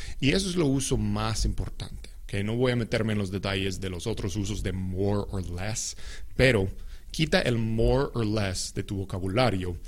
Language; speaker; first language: Spanish; non-native, fluent; English